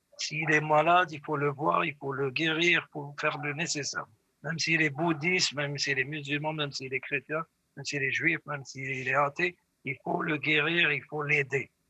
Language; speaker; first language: French; non-native, local second language; Arabic